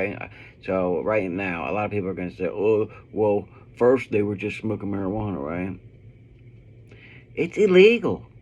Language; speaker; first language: English; native; English